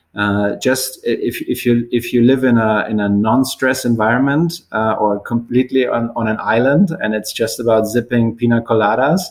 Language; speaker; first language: English; non-native, fluent; German